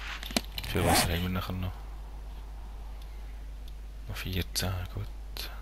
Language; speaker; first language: German; native; German